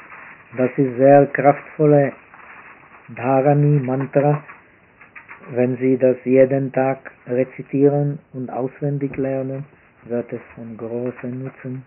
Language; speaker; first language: German; non-native, fluent; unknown